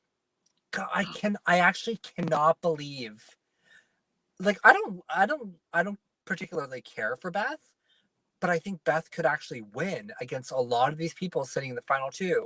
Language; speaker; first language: English; native; English